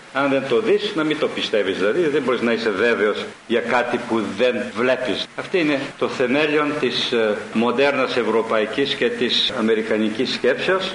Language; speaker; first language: Greek; early bilingual, heritage; Greek